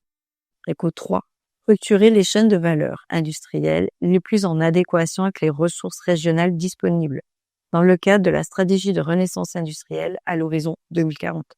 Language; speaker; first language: French; native; French